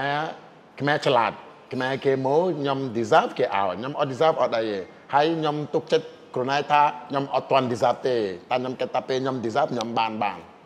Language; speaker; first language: Khmer; non-native, fluent; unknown